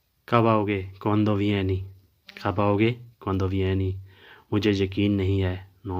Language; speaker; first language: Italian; non-native, learner; Urdu